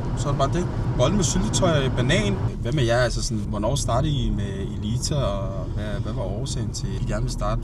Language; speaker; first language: Danish; early bilingual, other home language; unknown